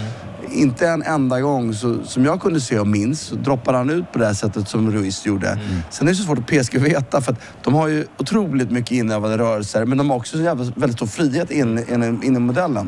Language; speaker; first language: Swedish; native; Swedish